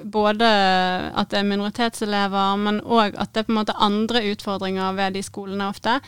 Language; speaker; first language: Norwegian; native; Norwegian